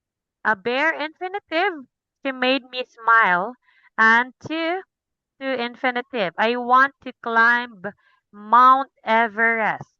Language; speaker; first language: English; non-native, fluent; Cebuano